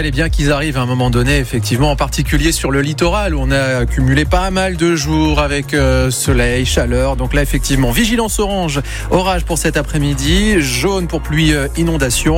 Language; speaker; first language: French; native; French